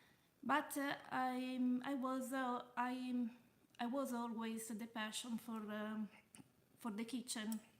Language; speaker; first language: English; non-native, learner; Italian